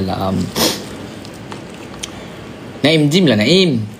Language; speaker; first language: Malay; native; Malay